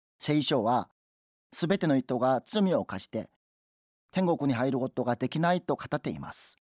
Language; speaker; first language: Japanese; non-native, fluent; Korean